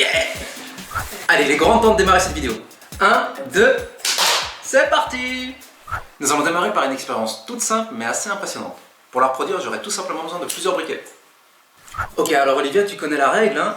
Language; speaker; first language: French; native; French